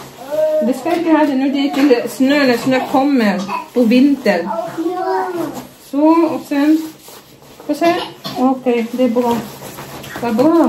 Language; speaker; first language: Swedish; non-native, learner; Filipino